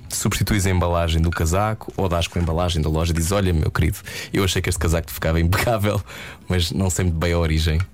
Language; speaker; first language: Portuguese; native; Portuguese